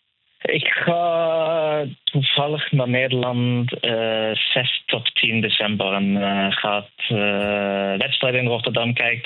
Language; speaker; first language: Dutch; non-native, fluent; Norwegian